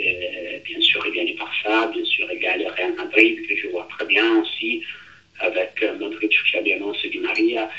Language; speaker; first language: French; non-native, fluent; Italian